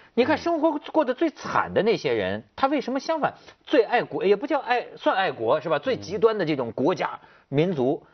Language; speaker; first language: Chinese; native; Chinese